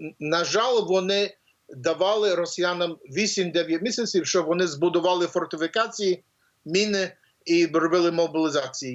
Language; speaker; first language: Ukrainian; early bilingual, heritage; English